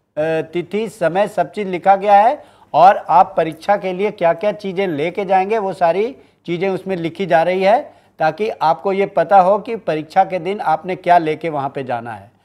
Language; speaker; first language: Hindi; native; Hindi